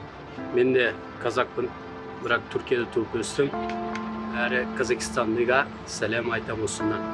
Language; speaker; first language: Kazakh; early bilingual, heritage; Kazakh